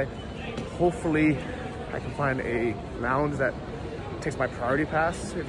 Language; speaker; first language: English; native; English